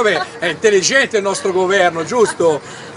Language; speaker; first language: Italian; native; Italian